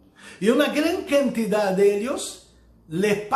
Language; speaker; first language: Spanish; non-native, fluent; Portuguese